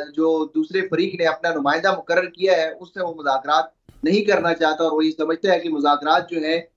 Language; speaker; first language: Urdu; native; Urdu